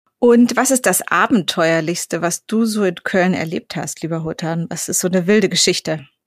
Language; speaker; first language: German; native; German